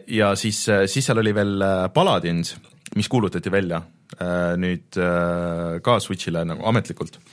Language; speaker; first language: Estonian; native; Estonian